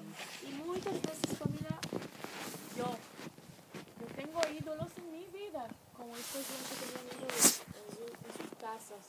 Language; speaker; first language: Spanish; non-native, fluent; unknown